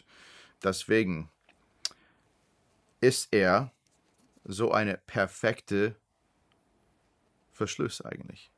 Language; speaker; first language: German; non-native, fluent; English